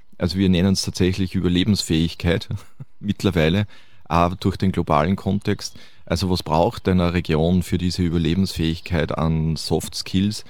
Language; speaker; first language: German; native; German